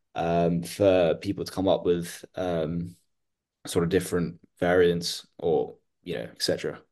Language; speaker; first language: English; non-native, local second language; Hindi